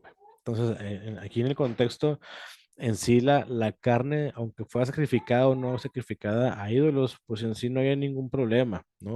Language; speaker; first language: Spanish; native; Spanish